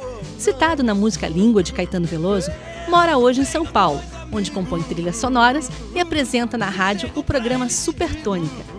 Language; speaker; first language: Portuguese; native; Portuguese